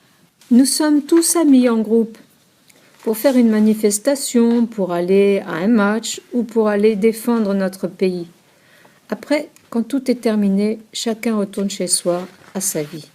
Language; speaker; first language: French; non-native, learner; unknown